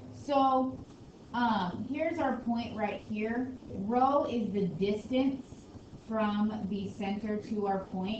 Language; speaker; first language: English; native; English